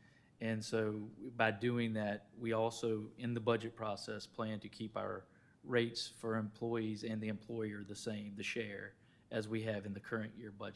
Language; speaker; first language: English; native; English